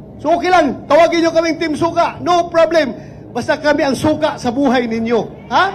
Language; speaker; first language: Filipino; non-native, local second language; Cebuano